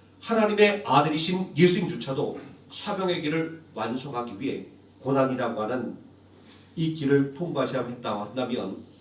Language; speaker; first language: Korean; native; Korean